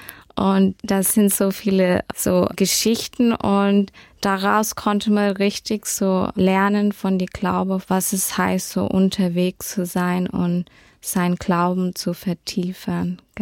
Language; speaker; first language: German; early bilingual, heritage; German